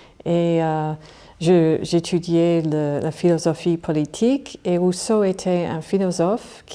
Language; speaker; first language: French; non-native, fluent; English